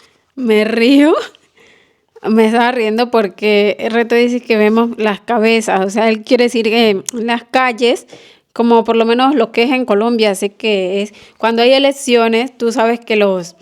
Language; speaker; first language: Spanish; native; Spanish